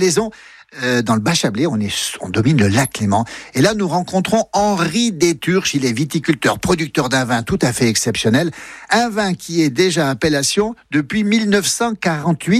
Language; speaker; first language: French; native; French